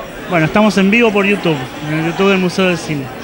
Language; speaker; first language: Spanish; native; Spanish